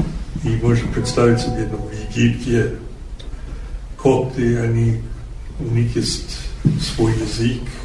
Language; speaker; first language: Russian; non-native, fluent; English